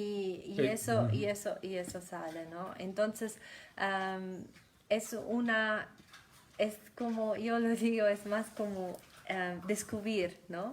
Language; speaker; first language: Spanish; non-native, fluent; German